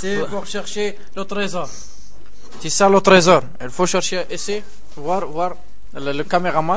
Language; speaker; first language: French; non-native, local second language; Arabic